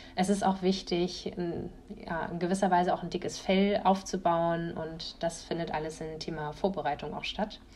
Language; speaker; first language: German; native; German